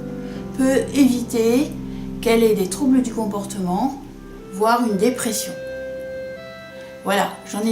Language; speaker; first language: French; native; French